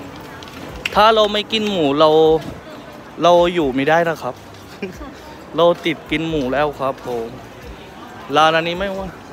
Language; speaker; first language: Thai; non-native, fluent; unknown